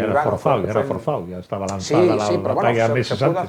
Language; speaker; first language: Spanish; native; Spanish